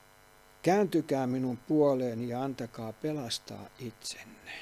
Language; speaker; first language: Finnish; native; Finnish